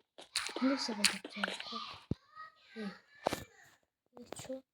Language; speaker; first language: Russian; non-native, local second language; Kazakh